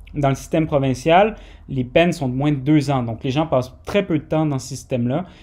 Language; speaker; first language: French; native; French